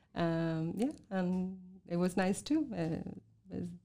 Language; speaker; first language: English; non-native, fluent; Spanish